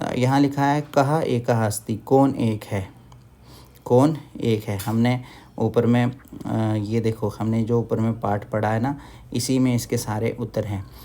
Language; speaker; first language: Hindi; native; Hindi